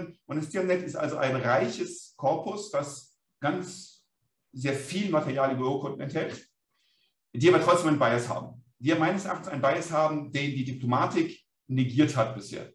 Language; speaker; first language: German; native; German